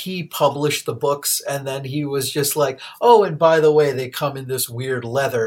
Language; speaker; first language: English; native; English